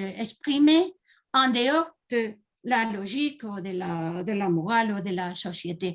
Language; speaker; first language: French; non-native, learner; Spanish